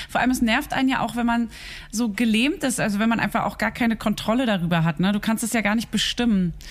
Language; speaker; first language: German; native; German